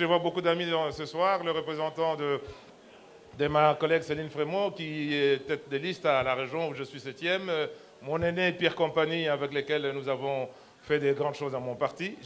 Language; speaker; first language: French; non-native, local second language; Lingala